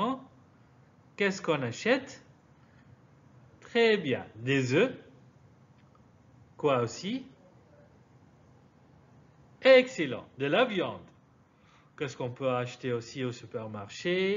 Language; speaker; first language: French; non-native, fluent; Arabic